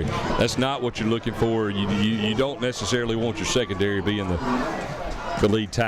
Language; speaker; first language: English; native; English